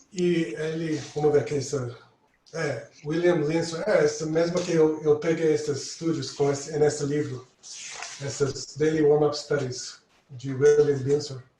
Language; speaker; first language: Portuguese; non-native, fluent; English